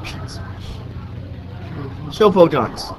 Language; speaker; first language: English; native; English